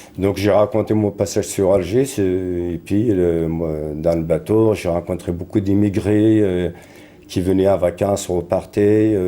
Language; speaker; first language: French; non-native, local second language; Kabyle